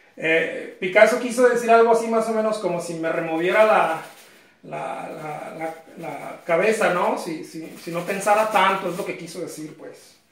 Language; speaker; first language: Spanish; native; Spanish